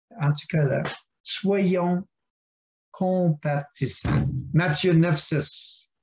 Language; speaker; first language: French; non-native, local second language; English